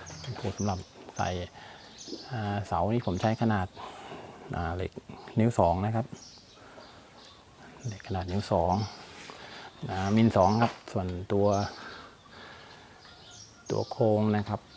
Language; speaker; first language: Thai; native; Thai